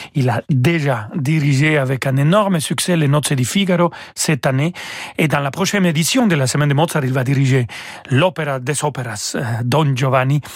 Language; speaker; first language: French; non-native, fluent; Spanish